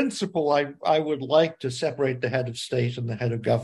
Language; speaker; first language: English; native; English